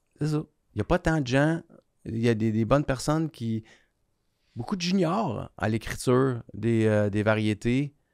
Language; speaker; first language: French; native; French